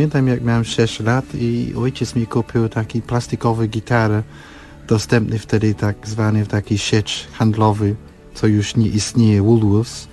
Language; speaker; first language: Polish; non-native, fluent; English